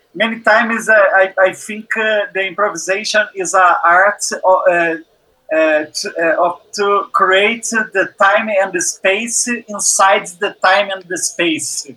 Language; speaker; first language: English; non-native, learner; Portuguese